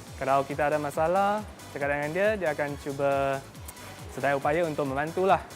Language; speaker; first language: Malay; non-native, local second language; Chinese